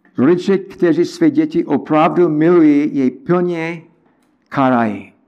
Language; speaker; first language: Czech; non-native, learner; English